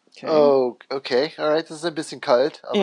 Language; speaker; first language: German; non-native, fluent; English